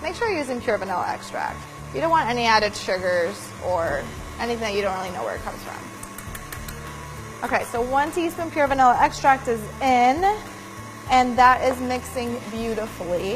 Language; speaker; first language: English; native; English